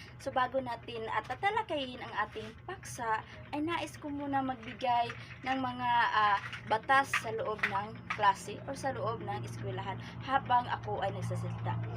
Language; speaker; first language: Filipino; non-native, local second language; Cebuano